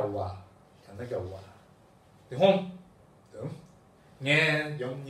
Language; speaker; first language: Vietnamese; non-native, learner; Japanese